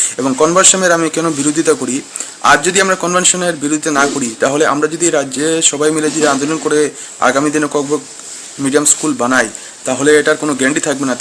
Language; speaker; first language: Bangla; non-native, local second language; Kok Borok